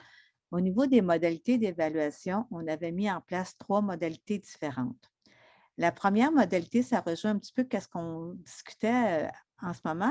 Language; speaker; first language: French; native; French